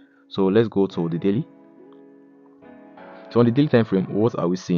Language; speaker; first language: English; native; English